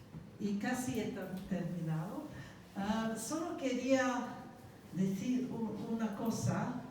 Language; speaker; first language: Spanish; non-native, fluent; English